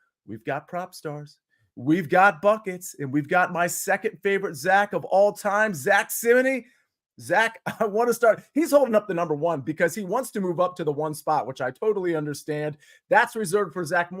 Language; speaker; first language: English; native; English